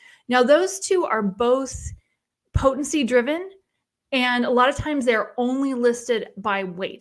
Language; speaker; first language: English; native; English